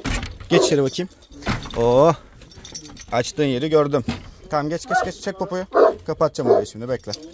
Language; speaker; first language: Turkish; native; Turkish